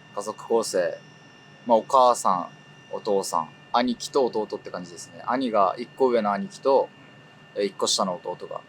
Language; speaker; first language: Japanese; native; Japanese